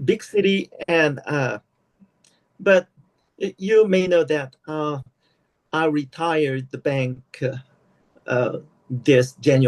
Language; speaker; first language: English; non-native, learner; Korean